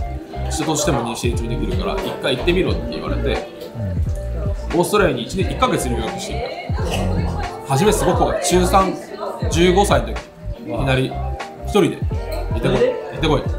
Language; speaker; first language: Japanese; native; Japanese